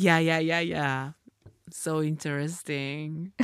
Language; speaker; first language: English; non-native, learner; Japanese